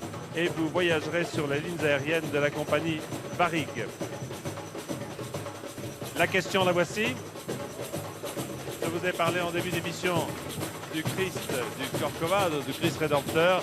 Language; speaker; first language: French; native; French